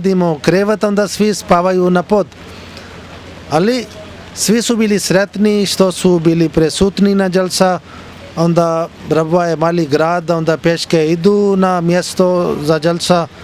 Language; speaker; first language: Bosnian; non-native, learner; Urdu